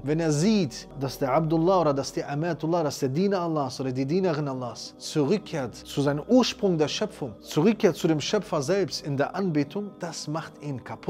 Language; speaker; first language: German; native; German